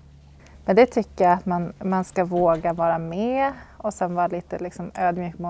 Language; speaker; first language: Swedish; native; Swedish